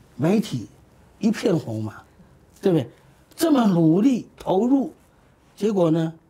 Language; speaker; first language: Chinese; native; Chinese